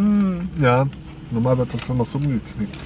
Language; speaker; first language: German; native; German